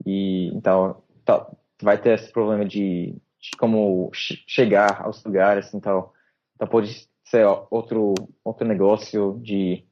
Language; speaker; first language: Portuguese; non-native, fluent; English